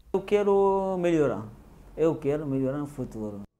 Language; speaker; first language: Portuguese; non-native, learner; Arabic